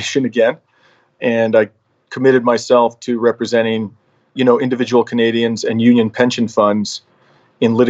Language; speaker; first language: English; native; English